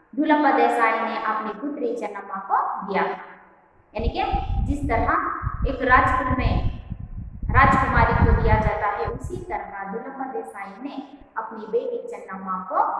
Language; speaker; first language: Hindi; non-native, local second language; Kannada